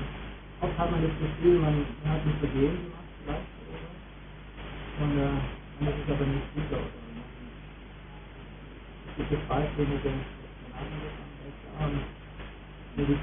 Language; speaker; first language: German; non-native, learner; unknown